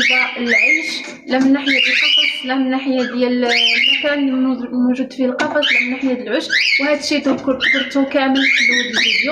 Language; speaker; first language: Arabic; native; Arabic